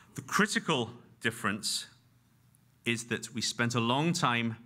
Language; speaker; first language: English; native; English